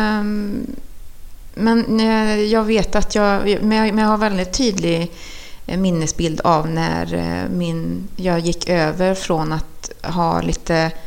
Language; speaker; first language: Swedish; early bilingual, other home language; Spanish